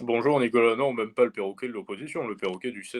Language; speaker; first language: French; native; French